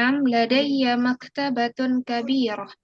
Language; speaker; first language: Arabic; non-native, fluent; Indonesian